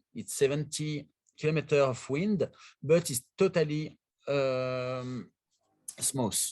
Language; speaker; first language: English; non-native, learner; French